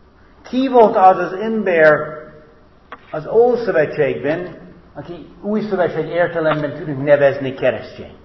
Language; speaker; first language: Hungarian; non-native, fluent; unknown